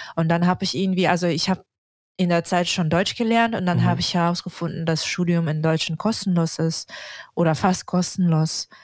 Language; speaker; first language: German; non-native, fluent; Russian